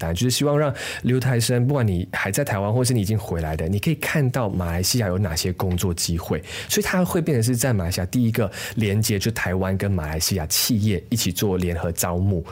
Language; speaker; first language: Chinese; native; Chinese